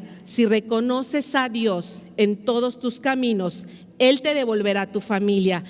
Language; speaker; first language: Spanish; native; Spanish